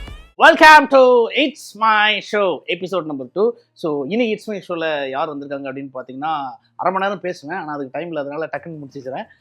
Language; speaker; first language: Tamil; native; Tamil